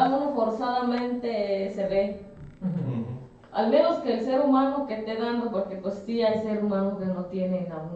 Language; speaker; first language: Spanish; native; Spanish